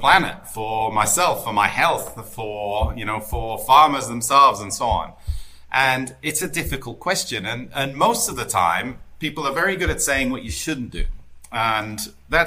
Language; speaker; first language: English; native; English